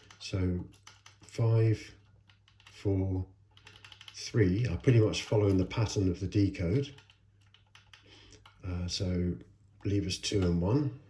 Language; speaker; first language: English; native; English